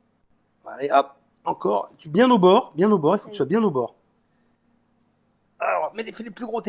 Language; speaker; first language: French; native; French